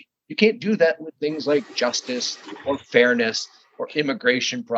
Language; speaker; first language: English; native; English